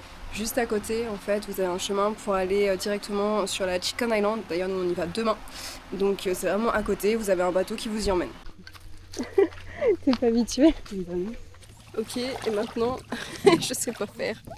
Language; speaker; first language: French; native; French